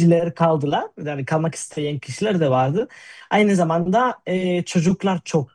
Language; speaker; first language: Turkish; non-native, fluent; Spanish